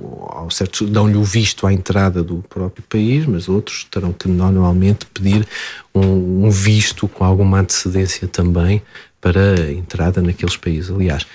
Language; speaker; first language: Portuguese; native; Portuguese